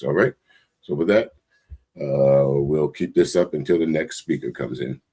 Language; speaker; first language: English; native; English